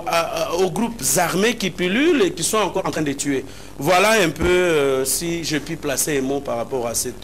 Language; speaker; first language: French; non-native, local second language; Lingala